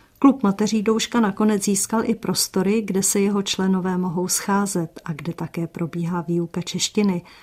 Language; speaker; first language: Czech; native; Czech